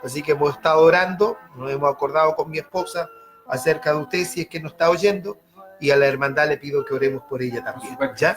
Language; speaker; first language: Spanish; native; Spanish